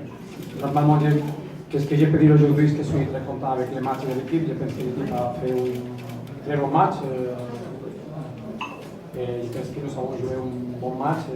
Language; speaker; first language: French; non-native, fluent; Spanish